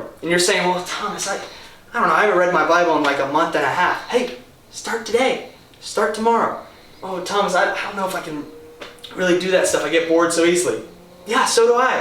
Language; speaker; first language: English; native; English